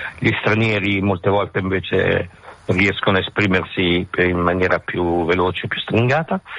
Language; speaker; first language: Italian; native; Italian